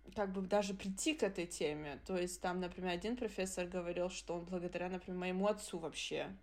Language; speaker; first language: Russian; early bilingual, other home language; Adyghe